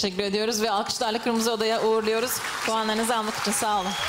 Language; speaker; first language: Turkish; native; Turkish